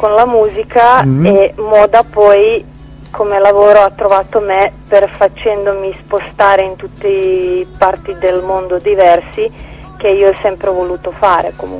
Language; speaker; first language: Italian; non-native, fluent; Croatian